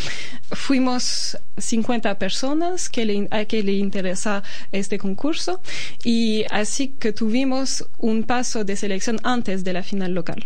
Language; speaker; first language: Spanish; non-native, fluent; Albanian